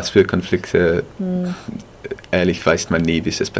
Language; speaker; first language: German; non-native, fluent; English